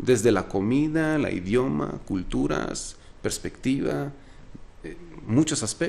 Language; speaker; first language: Spanish; non-native, fluent; Arabic